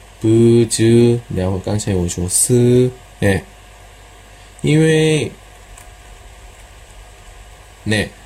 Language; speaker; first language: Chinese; non-native, learner; Korean